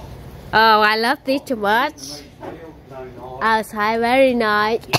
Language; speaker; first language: English; non-native, learner; Vietnamese